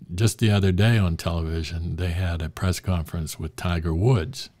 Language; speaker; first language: English; native; English